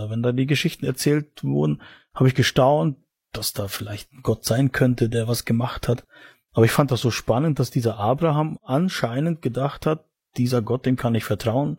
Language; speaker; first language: German; native; German